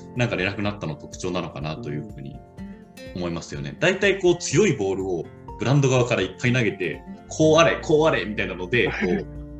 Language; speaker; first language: Japanese; early bilingual, other home language; Italian